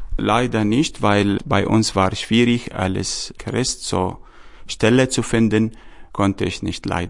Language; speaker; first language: German; non-native, learner; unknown